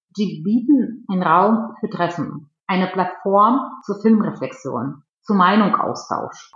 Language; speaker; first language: German; non-native, fluent; Russian